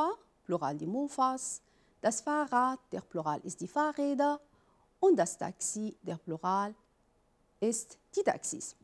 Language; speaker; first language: German; non-native, fluent; Arabic